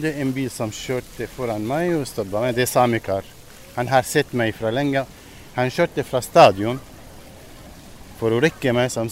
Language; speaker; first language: Norwegian; non-native, learner; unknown